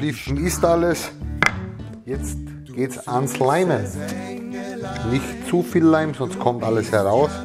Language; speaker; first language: German; native; German